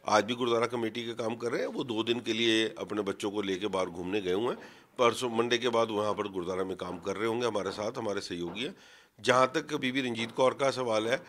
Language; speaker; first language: Hindi; non-native, local second language; Punjabi